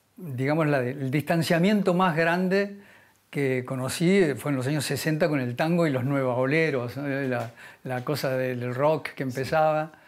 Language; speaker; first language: Spanish; native; Spanish